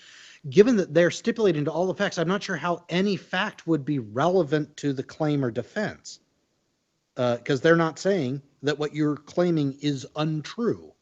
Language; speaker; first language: English; native; English